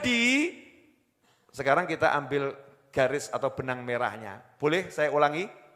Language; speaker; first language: Indonesian; native; Indonesian